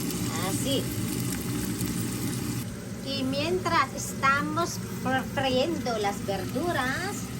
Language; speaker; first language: Spanish; non-native, learner; Filipino